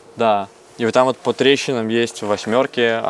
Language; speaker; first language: Russian; native; Russian